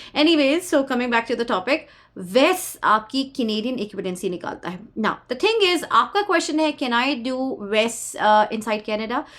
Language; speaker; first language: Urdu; native; Urdu